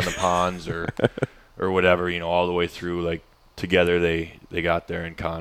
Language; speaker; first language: English; native; English